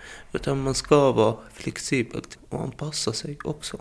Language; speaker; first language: Swedish; non-native, fluent; Arabic